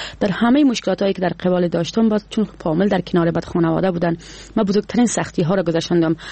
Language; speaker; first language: Persian; native; Persian